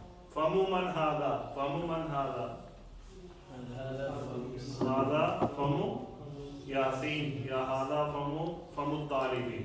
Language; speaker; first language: Arabic; non-native, fluent; Urdu